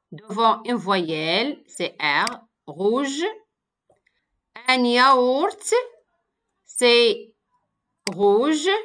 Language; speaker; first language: French; non-native, local second language; Arabic